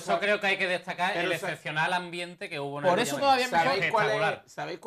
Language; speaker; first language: Spanish; native; Spanish